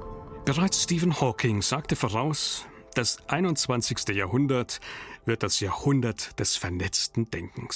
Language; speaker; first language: German; native; German